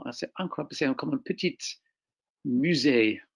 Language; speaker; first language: French; non-native, fluent; English